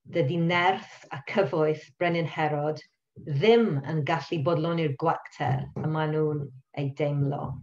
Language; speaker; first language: Welsh; non-native, local second language; English